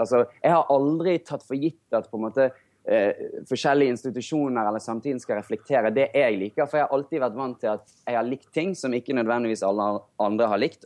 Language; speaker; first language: Norwegian; native; Norwegian